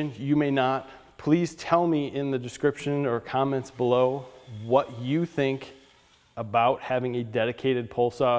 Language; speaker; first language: English; native; English